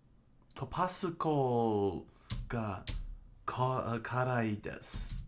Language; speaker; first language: Japanese; non-native, learner; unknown